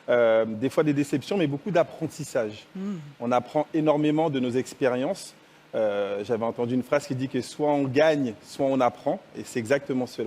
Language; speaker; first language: French; native; French